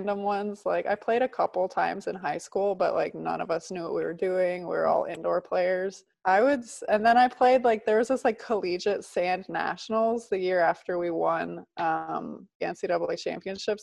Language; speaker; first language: English; native; English